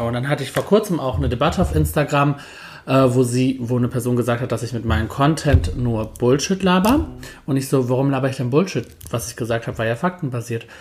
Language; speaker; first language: German; early bilingual, other home language; Turkish